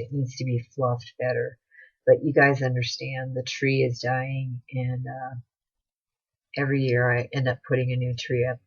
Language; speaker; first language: English; native; English